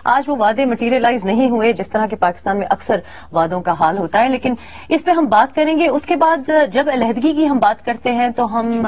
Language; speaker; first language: Urdu; non-native, local second language; Pashto